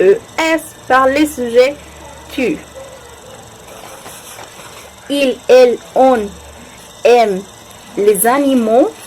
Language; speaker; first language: French; non-native, learner; Spanish